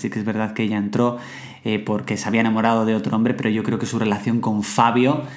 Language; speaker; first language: Spanish; native; Spanish